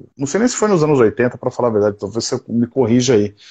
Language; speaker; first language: Portuguese; native; Portuguese